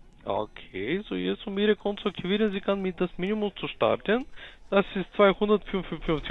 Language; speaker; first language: German; non-native, learner; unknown